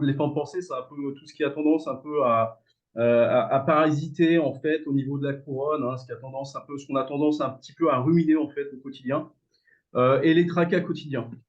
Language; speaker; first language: French; native; French